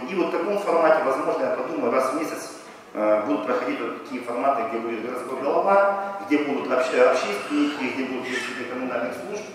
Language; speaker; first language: Russian; native; Russian